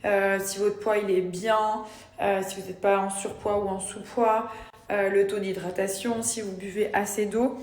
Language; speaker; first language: French; native; French